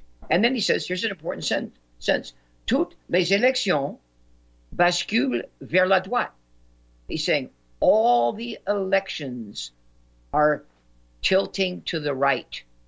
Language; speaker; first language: English; native; English